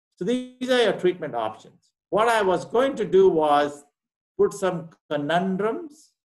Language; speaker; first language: English; non-native, local second language; Marathi